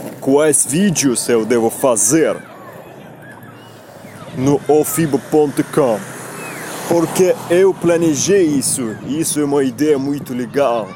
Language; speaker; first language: Portuguese; non-native, learner; Spanish